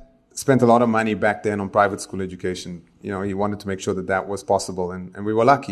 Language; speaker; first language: English; native; English